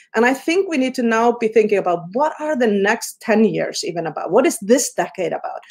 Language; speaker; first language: English; non-native, fluent; Icelandic